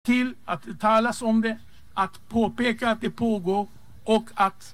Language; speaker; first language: Swedish; non-native, fluent; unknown